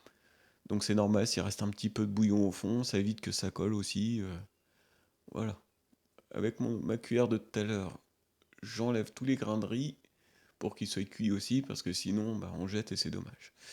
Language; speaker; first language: French; native; French